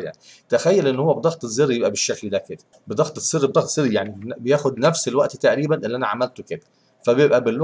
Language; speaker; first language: Arabic; native; Arabic